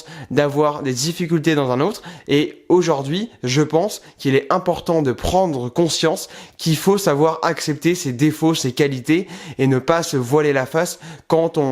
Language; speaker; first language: French; native; French